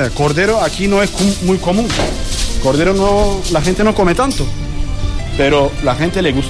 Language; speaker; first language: Spanish; non-native, learner; Turkish